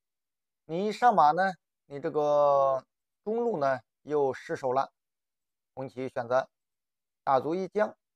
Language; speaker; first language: Chinese; native; Chinese